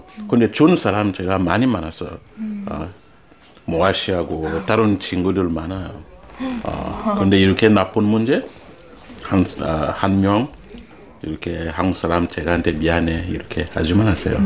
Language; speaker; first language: Korean; non-native, learner; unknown